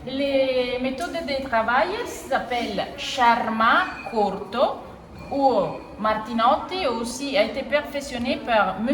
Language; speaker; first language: French; non-native, fluent; Italian